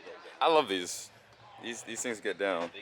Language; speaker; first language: English; native; English